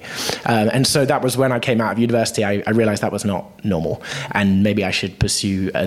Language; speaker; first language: English; native; English